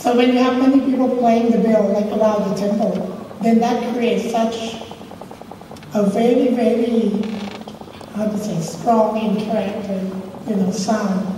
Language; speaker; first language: English; non-native, fluent; Thai